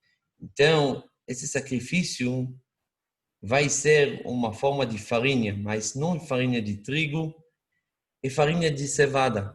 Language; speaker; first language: Portuguese; non-native, fluent; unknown